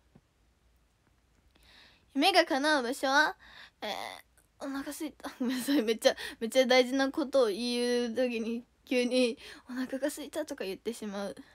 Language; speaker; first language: Japanese; native; Japanese